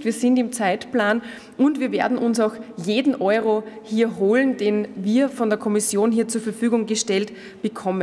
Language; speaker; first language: German; native; German